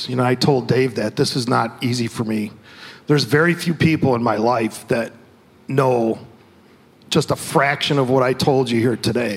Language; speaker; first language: English; native; English